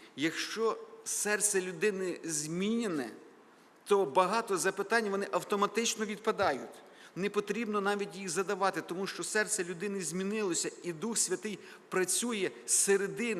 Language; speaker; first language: Ukrainian; native; Ukrainian